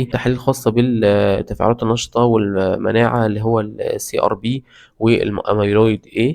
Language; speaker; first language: Arabic; native; Arabic